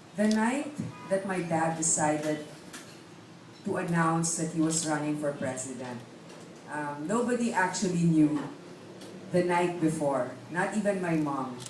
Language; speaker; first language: English; non-native, local second language; Filipino